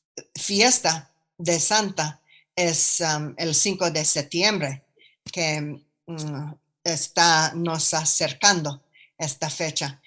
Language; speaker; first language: Spanish; non-native, fluent; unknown